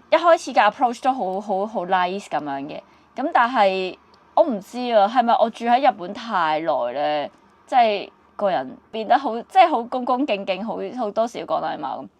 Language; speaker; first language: Cantonese; native; Cantonese